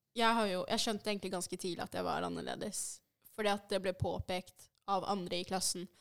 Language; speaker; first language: Norwegian; early bilingual, other home language; Swahili